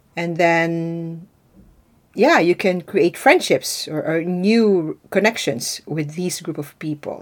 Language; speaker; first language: English; non-native, local second language; Filipino